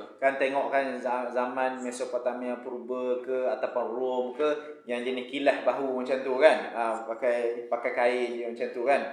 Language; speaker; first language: Malay; native; Malay